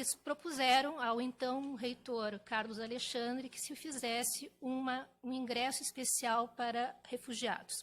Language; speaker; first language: Portuguese; native; Portuguese